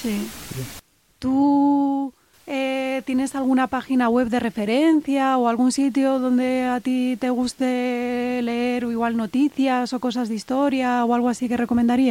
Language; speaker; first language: Spanish; native; Spanish